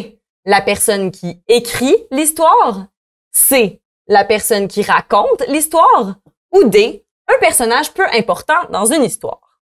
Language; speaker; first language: French; native; French